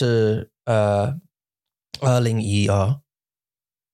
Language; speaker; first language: Chinese; non-native, learner; English